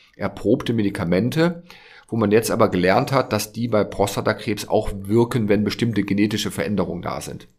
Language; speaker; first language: German; native; German